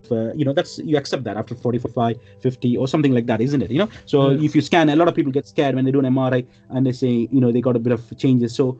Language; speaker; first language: English; non-native, local second language; Malayalam